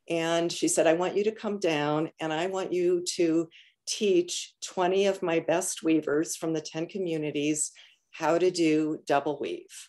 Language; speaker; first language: English; native; English